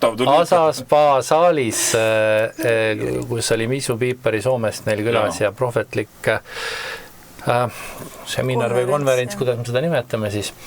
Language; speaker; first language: Estonian; native; Estonian